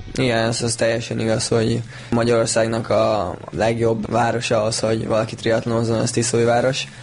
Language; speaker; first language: Hungarian; native; Hungarian